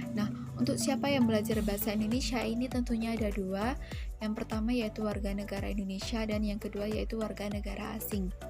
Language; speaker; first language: Indonesian; native; Indonesian